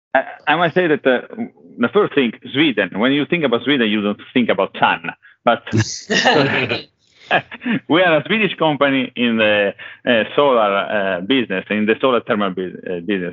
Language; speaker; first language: English; non-native, fluent; Italian